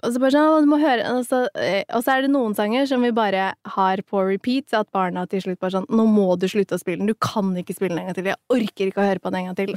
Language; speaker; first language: Norwegian; early bilingual, other home language; Somali